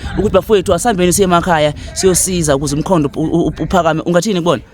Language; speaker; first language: Zulu; native; Zulu